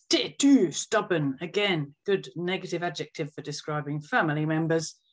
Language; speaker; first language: English; native; English